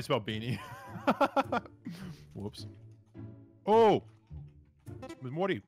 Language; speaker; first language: English; native; English